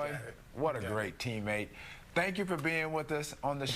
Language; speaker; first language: English; native; English